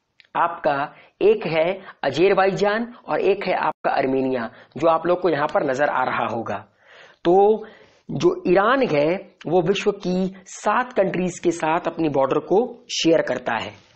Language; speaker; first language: Hindi; native; Hindi